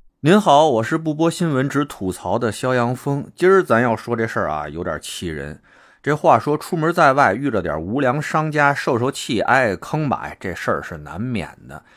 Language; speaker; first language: Chinese; native; Chinese